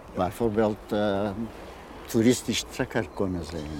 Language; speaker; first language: Dutch; non-native, fluent; Persian